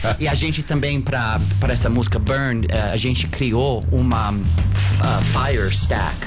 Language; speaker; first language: Portuguese; non-native, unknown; English